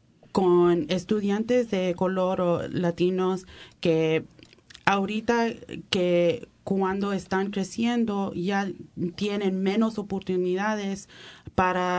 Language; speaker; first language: Spanish; early bilingual, heritage; Spanish